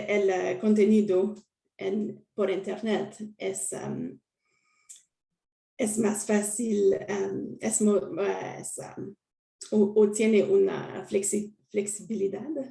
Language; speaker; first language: Spanish; non-native, learner; French